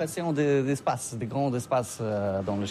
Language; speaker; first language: French; non-native, learner; Polish